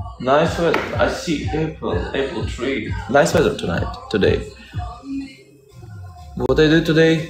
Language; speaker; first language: English; non-native, learner; Russian